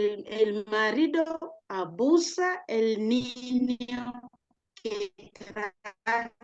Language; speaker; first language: Spanish; non-native, learner; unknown